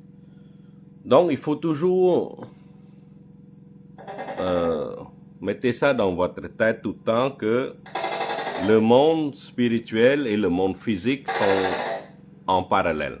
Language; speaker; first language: French; non-native, fluent; Khmer